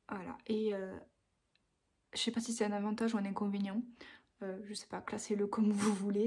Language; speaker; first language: French; native; French